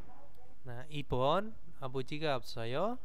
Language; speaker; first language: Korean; non-native, fluent; Indonesian